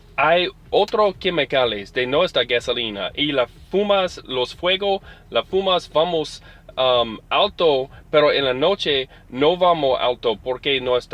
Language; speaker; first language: Spanish; non-native, learner; English